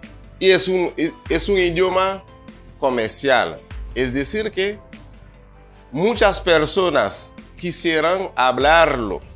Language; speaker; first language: Spanish; non-native, fluent; Haitian Creole